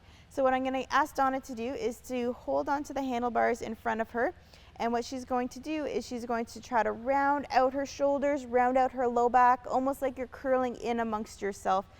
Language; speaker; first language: English; native; English